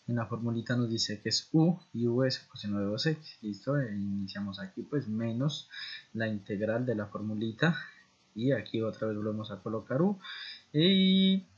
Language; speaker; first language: Spanish; native; Spanish